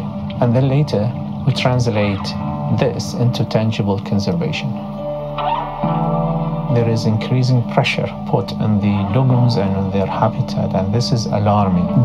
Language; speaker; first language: English; non-native, fluent; Arabic